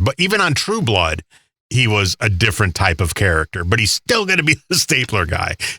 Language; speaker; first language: English; native; English